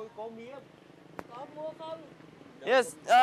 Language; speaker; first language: Vietnamese; native; Vietnamese